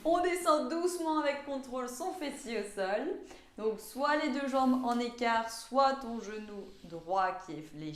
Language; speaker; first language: French; native; French